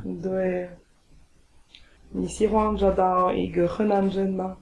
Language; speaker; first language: Chinese; non-native, learner; French